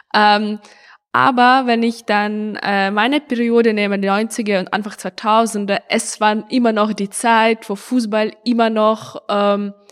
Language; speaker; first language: German; non-native, fluent; Ukrainian